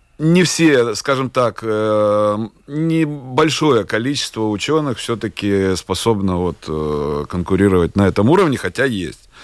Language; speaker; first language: Russian; native; Russian